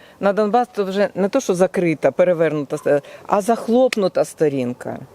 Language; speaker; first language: Ukrainian; non-native, local second language; Russian